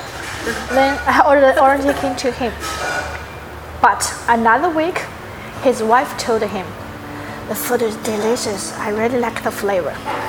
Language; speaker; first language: English; non-native, learner; Chinese